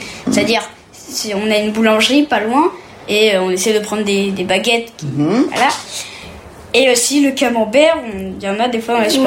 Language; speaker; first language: French; early bilingual, heritage; French